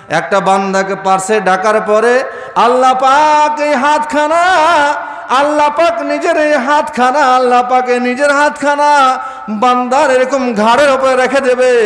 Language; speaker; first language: Bangla; non-native, fluent; Urdu